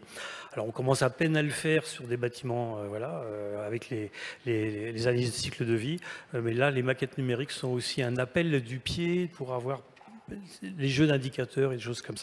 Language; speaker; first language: French; native; French